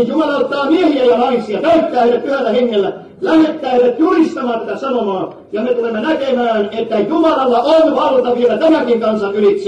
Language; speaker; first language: Finnish; native; Finnish